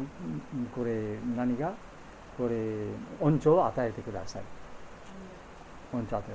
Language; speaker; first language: Japanese; non-native, fluent; Bangla